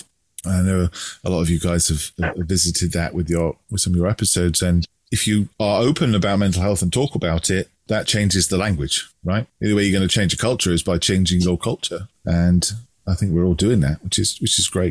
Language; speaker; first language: English; native; English